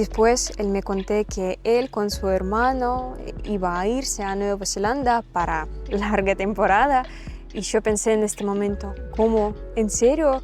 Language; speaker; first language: Spanish; non-native, learner; Russian